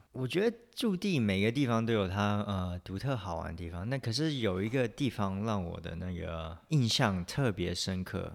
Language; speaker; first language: Chinese; native; Chinese